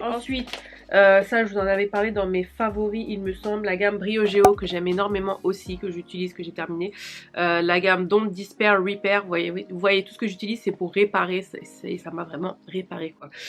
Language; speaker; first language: French; native; French